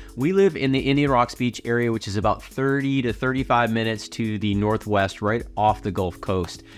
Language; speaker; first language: English; native; English